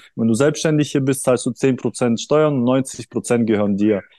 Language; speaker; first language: German; early bilingual, other home language; Russian